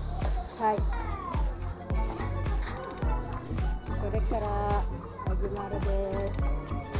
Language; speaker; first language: Japanese; non-native, learner; Filipino